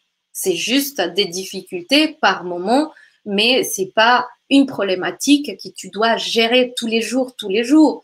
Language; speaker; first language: French; native; French